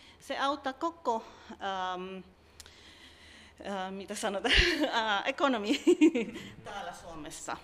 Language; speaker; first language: Finnish; non-native, learner; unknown